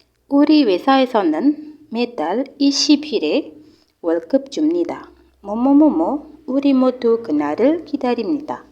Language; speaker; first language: Korean; non-native, fluent; Indonesian